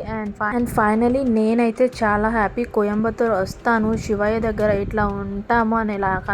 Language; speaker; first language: Telugu; native; Telugu